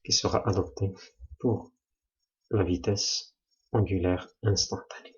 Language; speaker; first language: French; non-native, local second language; Arabic